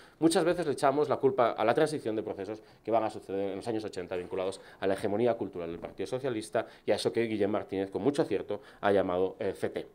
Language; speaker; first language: Spanish; native; Spanish